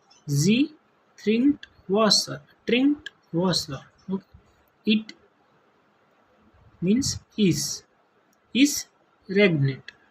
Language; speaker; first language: German; non-native, learner; Gujarati